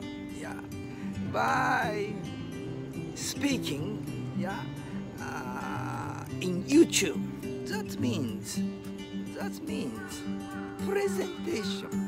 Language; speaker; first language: English; non-native, learner; Japanese